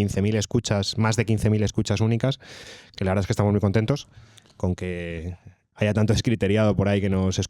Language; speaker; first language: Spanish; native; Spanish